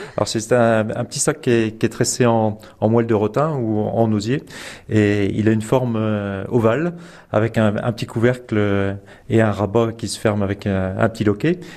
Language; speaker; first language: French; native; French